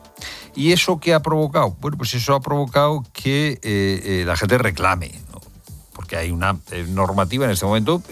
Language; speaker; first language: Spanish; native; Spanish